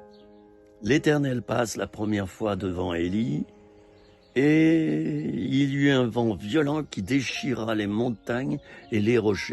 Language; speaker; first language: French; native; French